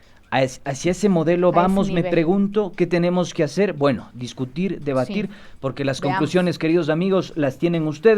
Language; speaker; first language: Spanish; native; Spanish